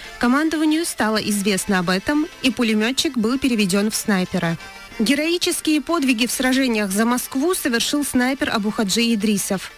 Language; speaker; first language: Russian; non-native, local second language; Chechen